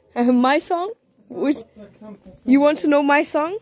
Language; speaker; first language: English; non-native, fluent; Dutch